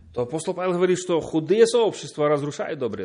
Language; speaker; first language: Polish; non-native, learner; Russian